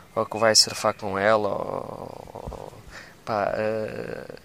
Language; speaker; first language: Portuguese; native; Portuguese